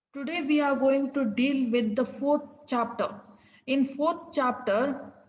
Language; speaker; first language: English; non-native, local second language; Kannada